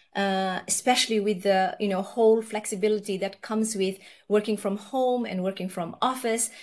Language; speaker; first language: English; early bilingual, other home language; Nepali